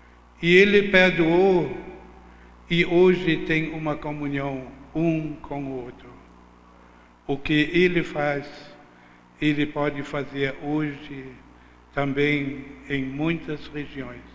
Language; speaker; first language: Portuguese; non-native, fluent; German